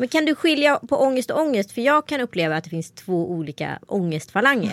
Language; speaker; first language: Swedish; native; Swedish